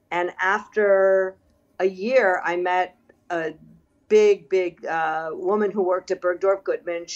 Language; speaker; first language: English; native; English